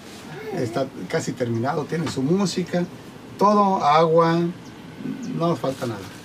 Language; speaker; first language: Spanish; native; Spanish